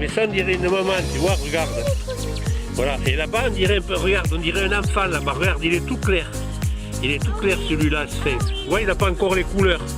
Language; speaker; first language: French; native; French